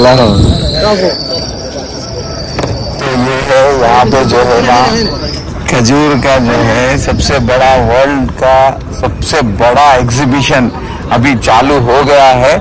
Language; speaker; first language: Hindi; native; Hindi